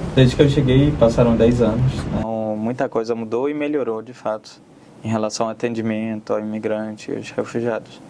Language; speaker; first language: Portuguese; non-native, fluent; Arabic